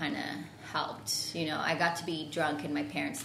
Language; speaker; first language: English; non-native, fluent; Portuguese